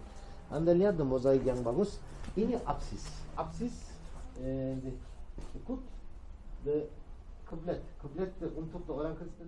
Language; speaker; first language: Indonesian; non-native, learner; Turkish